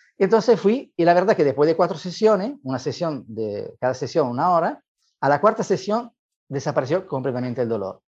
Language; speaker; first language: Spanish; non-native, fluent; Italian